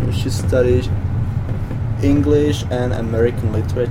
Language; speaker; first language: English; non-native, fluent; Czech